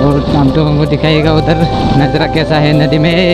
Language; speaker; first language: Hindi; non-native, local second language; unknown